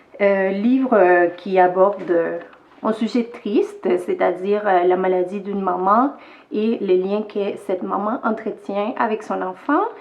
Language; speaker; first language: French; non-native, fluent; Spanish